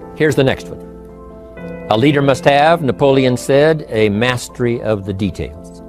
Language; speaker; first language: English; native; English